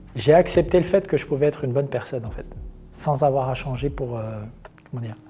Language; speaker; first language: French; non-native, local second language; Arabic